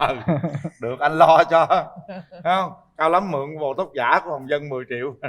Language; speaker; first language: Vietnamese; native; Vietnamese